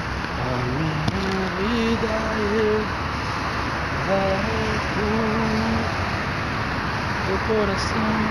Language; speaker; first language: Portuguese; native; Portuguese